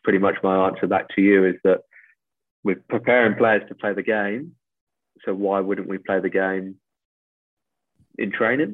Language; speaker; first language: English; native; English